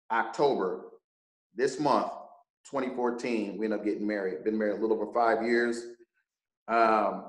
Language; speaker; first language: English; native; English